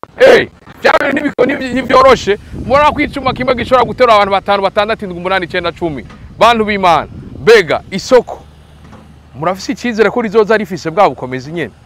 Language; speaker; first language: Rundi; native; Rundi